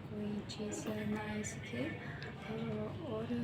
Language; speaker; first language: Hindi; non-native, learner; Russian